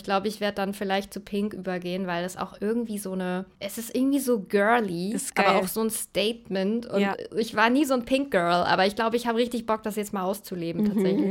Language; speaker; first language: German; native; German